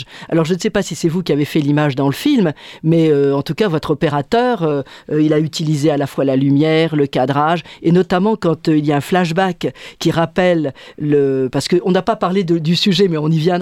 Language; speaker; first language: French; native; French